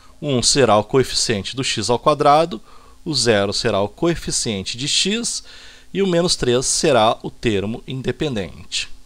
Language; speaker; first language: Portuguese; native; Portuguese